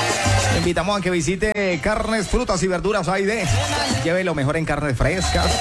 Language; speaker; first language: Spanish; native; Spanish